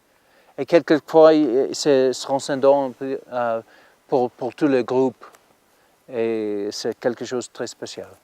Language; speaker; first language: French; non-native, learner; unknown